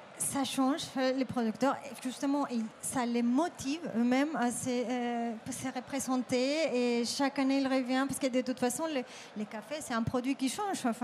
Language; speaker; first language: French; non-native, fluent; Spanish